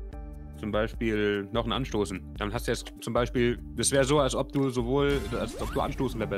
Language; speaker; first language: German; native; German